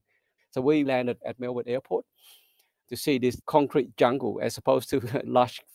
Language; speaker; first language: English; early bilingual, other home language; Vietnamese